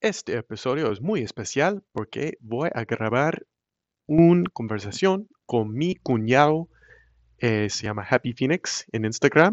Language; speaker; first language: Spanish; non-native, fluent; English